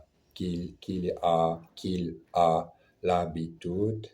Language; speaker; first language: French; non-native, learner; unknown